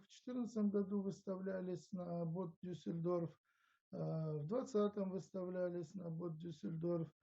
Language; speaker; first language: Russian; native; Russian